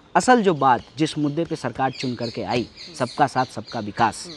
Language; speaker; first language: Hindi; native; Hindi